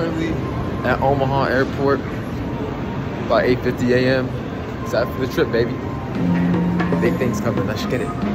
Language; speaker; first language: English; native; English